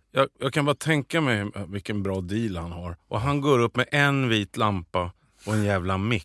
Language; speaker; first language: Swedish; native; Swedish